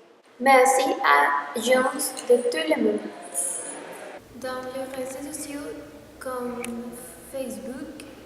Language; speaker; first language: French; non-native, learner; Spanish